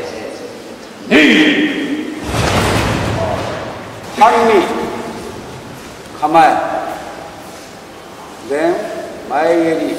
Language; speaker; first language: English; non-native, learner; Japanese